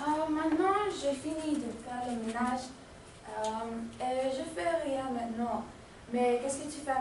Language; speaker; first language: French; non-native, learner; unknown